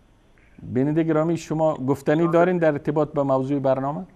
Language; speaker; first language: Persian; native; Persian